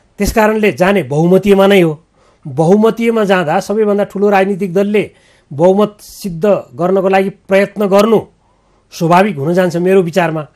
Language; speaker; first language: Nepali; native; Nepali